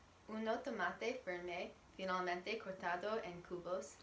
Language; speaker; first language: Spanish; non-native, learner; English